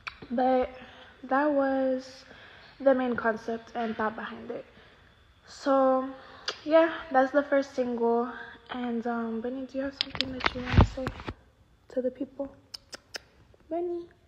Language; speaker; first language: English; early bilingual, other home language; Spanish